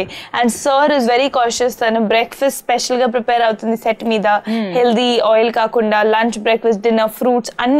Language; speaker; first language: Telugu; non-native, learner; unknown